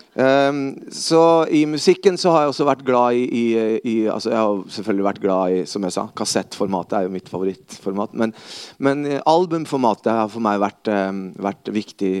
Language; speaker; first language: Norwegian; early bilingual, other home language; Spanish